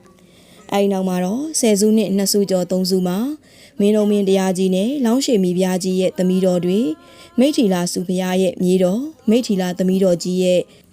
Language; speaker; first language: Burmese; native; Burmese